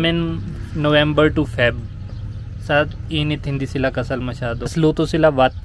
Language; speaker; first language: Filipino; non-native, learner; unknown